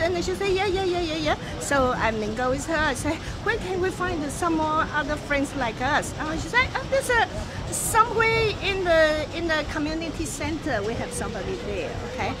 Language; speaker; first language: English; non-native, learner; Chinese